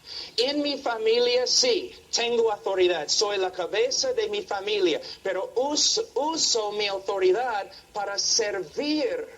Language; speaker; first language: Spanish; non-native, fluent; English